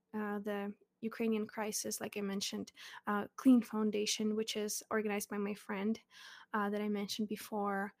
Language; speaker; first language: English; early bilingual, other home language; Russian